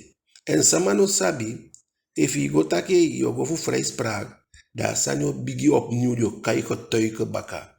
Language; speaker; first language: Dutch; non-native, local second language; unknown